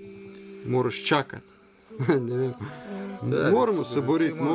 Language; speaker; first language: Slovenian; non-native, learner; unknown